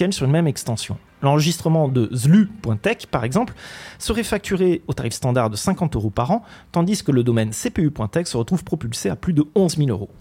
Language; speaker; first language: French; native; French